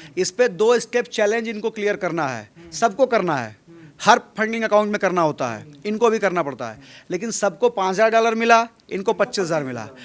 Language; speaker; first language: Hindi; native; Hindi